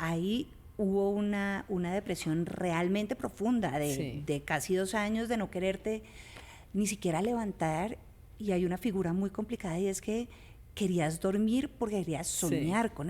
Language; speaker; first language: Spanish; native; Spanish